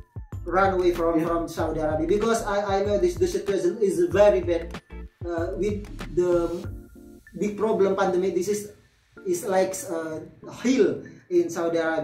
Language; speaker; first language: English; non-native, learner; Indonesian